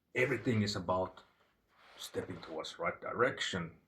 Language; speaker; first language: English; non-native, fluent; Finnish